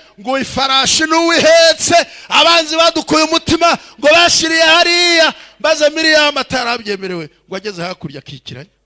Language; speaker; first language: Kinyarwanda; early bilingual, heritage; Kinyarwanda